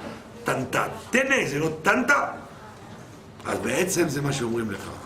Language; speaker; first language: Hebrew; non-native, fluent; French